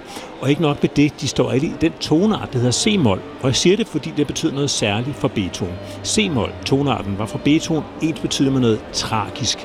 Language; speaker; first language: Danish; native; Danish